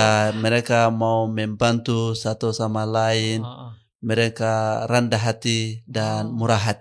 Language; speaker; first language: Indonesian; non-native, learner; Arabic